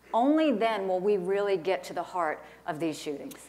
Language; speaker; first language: English; native; English